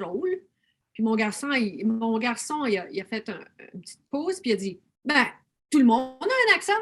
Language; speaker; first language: French; native; French